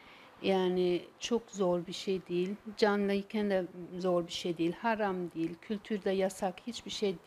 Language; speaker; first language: Turkish; non-native, fluent; German